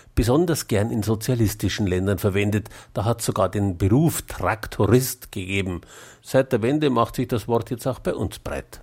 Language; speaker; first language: German; native; German